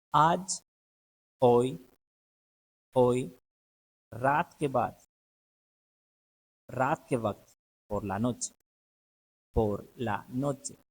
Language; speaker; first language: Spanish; non-native, fluent; Urdu